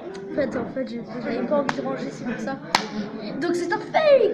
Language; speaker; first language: French; native; French